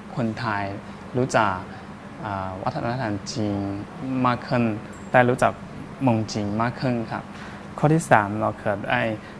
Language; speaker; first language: Thai; non-native, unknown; Chinese